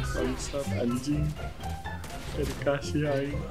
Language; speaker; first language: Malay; non-native, local second language; Sundanese